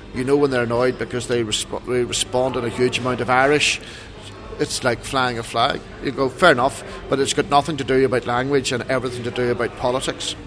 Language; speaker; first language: English; native; English